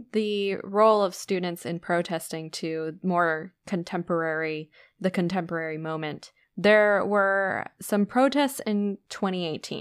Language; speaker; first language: English; native; English